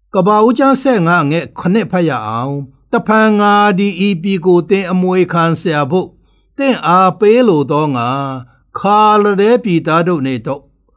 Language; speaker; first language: Burmese; non-native, local second language; Tedim Chin